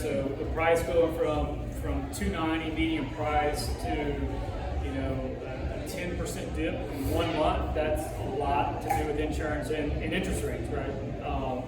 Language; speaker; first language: English; native; English